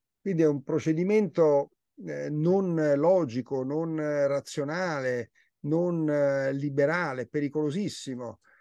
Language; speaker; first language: Italian; native; Italian